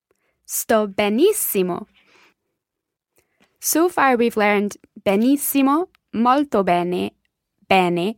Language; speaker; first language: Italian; non-native, learner; English